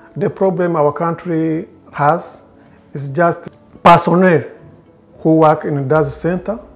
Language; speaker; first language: English; non-native, local second language; Kinyarwanda